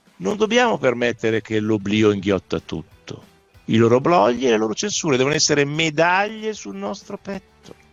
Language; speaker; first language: Italian; native; Italian